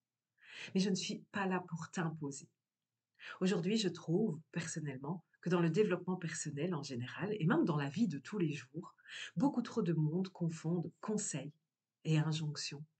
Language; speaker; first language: French; native; French